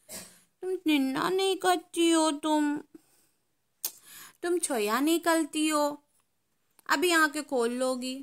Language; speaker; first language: Hindi; native; Hindi